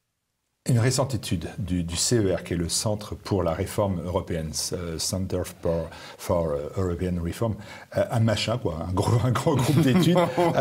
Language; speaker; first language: French; native; French